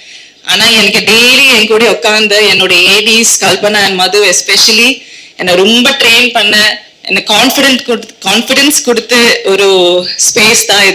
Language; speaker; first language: Tamil; non-native, learner; Malayalam